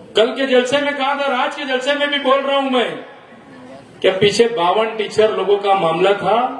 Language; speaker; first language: Hindi; non-native, local second language; Urdu